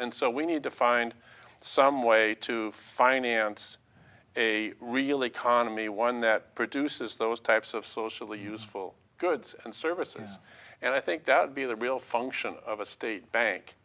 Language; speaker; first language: English; native; English